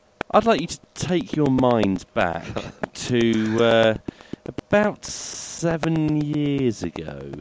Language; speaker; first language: English; native; English